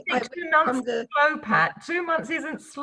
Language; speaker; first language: English; native; English